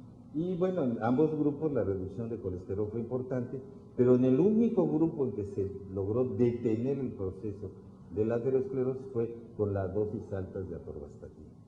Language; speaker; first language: Spanish; native; Spanish